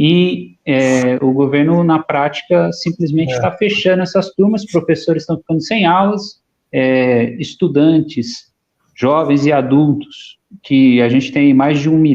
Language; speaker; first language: Portuguese; native; Portuguese